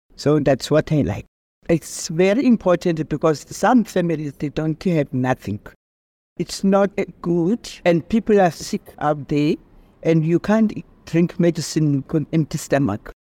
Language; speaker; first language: English; non-native, local second language; Xhosa